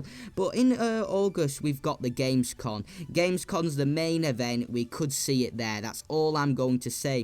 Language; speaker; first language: English; native; English